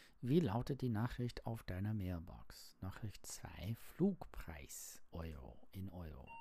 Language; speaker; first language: German; non-native, learner; English